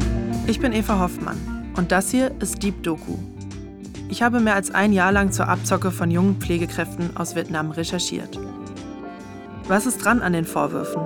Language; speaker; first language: German; native; German